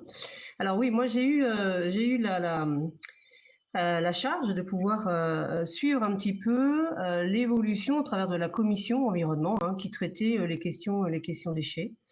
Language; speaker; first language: French; native; French